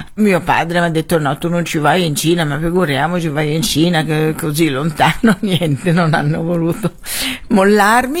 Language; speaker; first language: Italian; non-native, fluent; Arabic